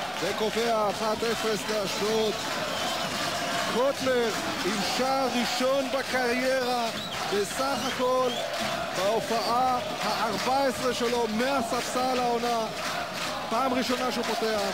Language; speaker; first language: Hebrew; native; Hebrew